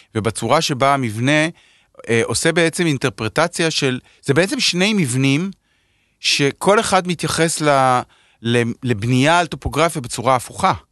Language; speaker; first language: Hebrew; native; Hebrew